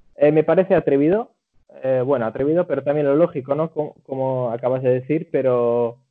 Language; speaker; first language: Spanish; early bilingual, other home language; Catalan